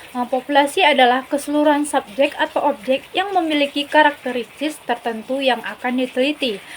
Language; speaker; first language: Indonesian; native; Indonesian